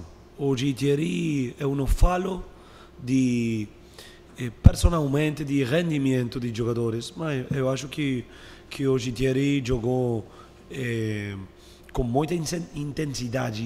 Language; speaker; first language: Portuguese; non-native, learner; Spanish